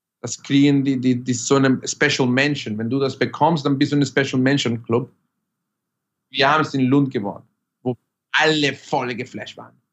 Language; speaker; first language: German; non-native, fluent; Spanish